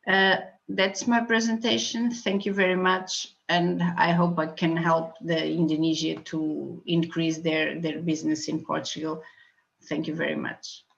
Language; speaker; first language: English; non-native, fluent; Portuguese